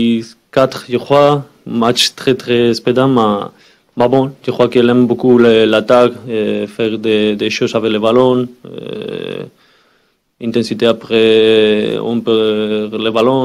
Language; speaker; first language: French; non-native, learner; Spanish